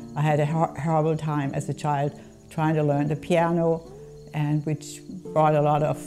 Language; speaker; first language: English; non-native, fluent; German